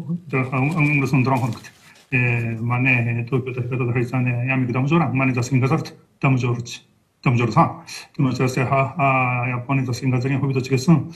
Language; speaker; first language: Mongolian; non-native, fluent; Japanese